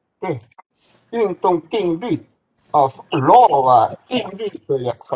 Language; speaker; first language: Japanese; non-native, learner; Chinese